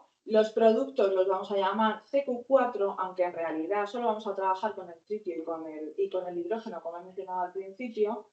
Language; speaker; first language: Spanish; native; Spanish